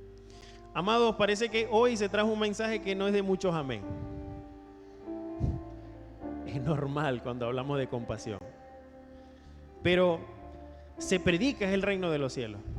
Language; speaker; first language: Spanish; native; Spanish